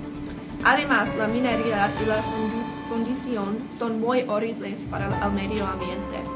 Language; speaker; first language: Spanish; non-native, learner; English